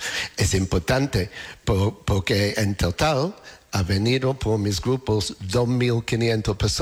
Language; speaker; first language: Spanish; non-native, learner; English